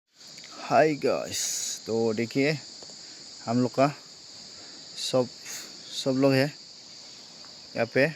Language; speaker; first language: Hindi; non-native, local second language; Assamese